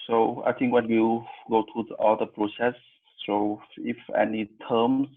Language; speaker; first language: English; non-native, fluent; Vietnamese